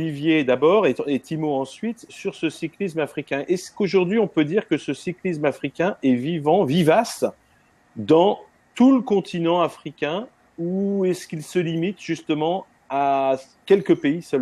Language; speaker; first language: French; native; French